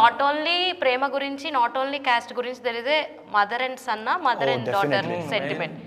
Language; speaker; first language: Telugu; native; Telugu